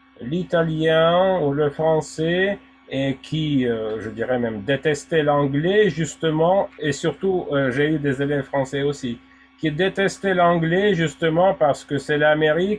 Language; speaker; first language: French; non-native, fluent; Russian